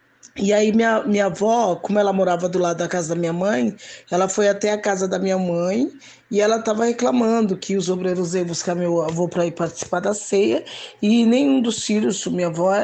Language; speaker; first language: Portuguese; native; Portuguese